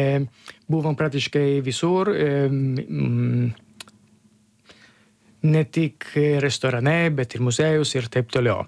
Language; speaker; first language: Lithuanian; non-native, learner; Italian